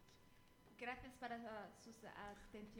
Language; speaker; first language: Spanish; non-native, learner; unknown